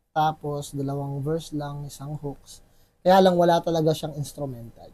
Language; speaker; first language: Filipino; non-native, local second language; Waray